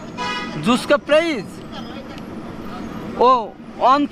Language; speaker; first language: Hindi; non-native, learner; Bangla